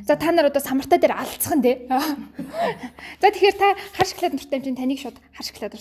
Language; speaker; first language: Mongolian; native; Mongolian